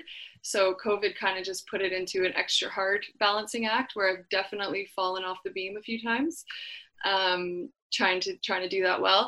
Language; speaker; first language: English; native; English